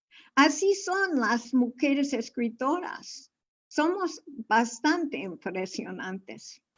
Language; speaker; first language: Spanish; non-native, fluent; English